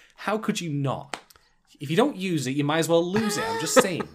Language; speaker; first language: English; native; English